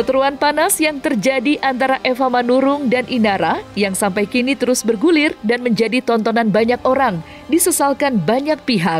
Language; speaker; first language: Indonesian; native; Indonesian